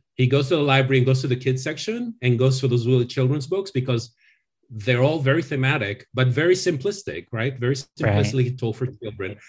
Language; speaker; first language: English; non-native, fluent; French